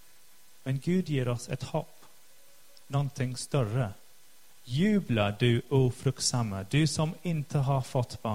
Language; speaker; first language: Swedish; non-native, fluent; English